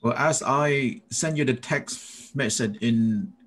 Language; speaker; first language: English; non-native, fluent; Thai